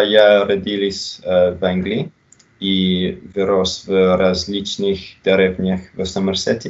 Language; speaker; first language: Russian; non-native, learner; English